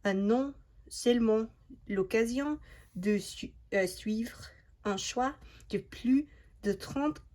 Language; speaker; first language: French; non-native, learner; English